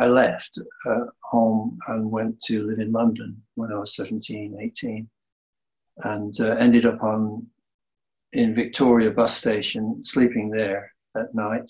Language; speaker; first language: English; native; English